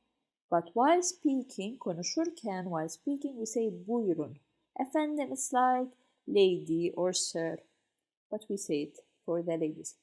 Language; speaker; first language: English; non-native, fluent; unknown